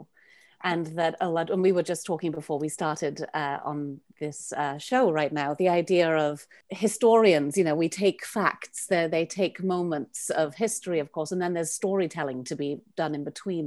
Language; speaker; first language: English; native; English